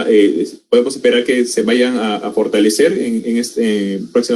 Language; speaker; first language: Spanish; native; Spanish